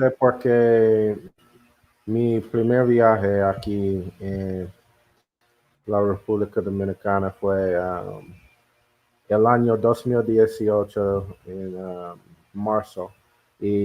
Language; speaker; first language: Spanish; non-native, learner; English